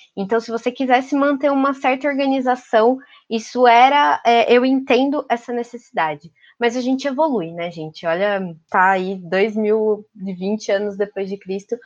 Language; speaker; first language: Portuguese; native; Portuguese